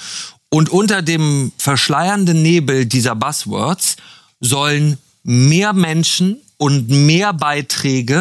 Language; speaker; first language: German; native; German